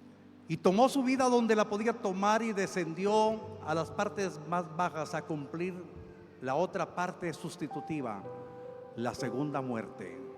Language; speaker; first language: Spanish; native; Spanish